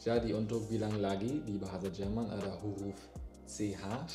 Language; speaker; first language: Indonesian; non-native, learner; German